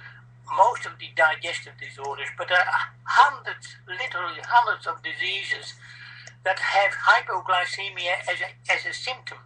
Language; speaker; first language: English; non-native, fluent; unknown